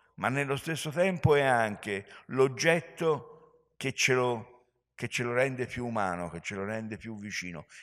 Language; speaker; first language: Italian; native; Italian